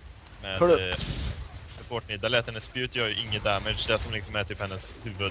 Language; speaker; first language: Swedish; native; Swedish